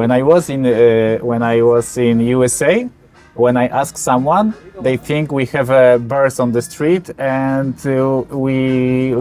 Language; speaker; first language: English; non-native, learner; Polish